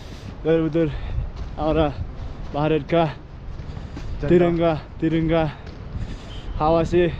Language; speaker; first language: Hindi; non-native, local second language; Bodo